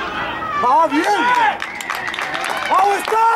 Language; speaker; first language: Spanish; native; Spanish